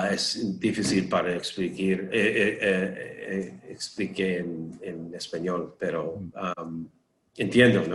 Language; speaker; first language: Spanish; non-native, learner; English